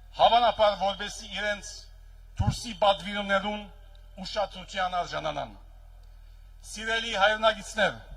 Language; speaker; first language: Armenian; early bilingual, heritage; Armenian